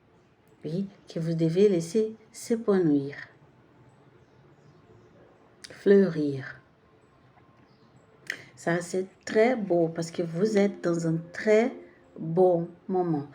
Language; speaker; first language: French; non-native, fluent; Portuguese